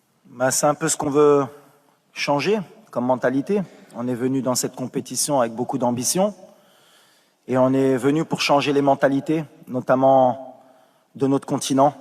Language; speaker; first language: French; native; French